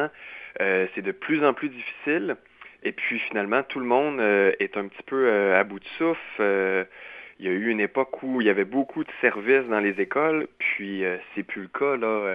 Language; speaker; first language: French; native; French